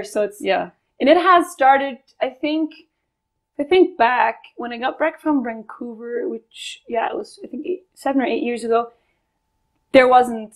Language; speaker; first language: English; non-native, fluent; Spanish